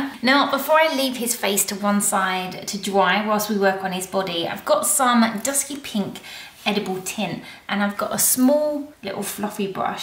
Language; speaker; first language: English; native; English